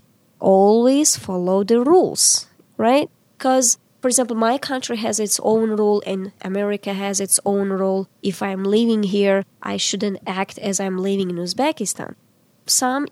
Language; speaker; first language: English; non-native, fluent; Uzbek